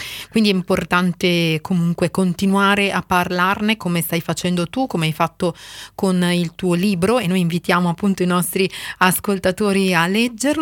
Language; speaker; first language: Italian; native; Italian